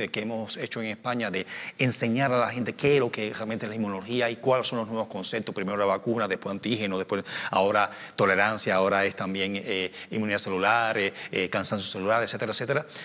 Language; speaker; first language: Spanish; native; Spanish